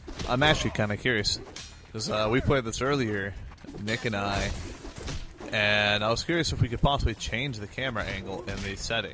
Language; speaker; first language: English; native; English